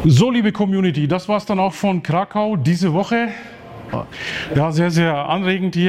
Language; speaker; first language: German; native; German